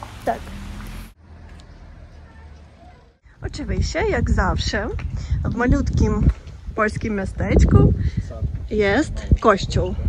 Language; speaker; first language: Polish; non-native, learner; Russian